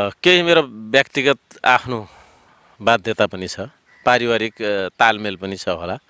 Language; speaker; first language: Nepali; native; Nepali